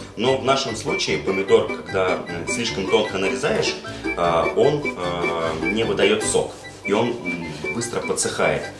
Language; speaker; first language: Russian; native; Russian